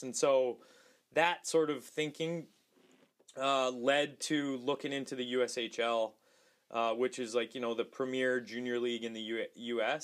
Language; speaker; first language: English; native; English